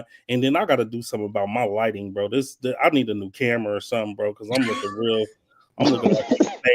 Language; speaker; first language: English; native; English